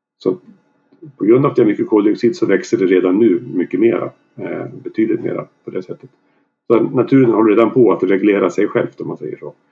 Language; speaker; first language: Swedish; native; Swedish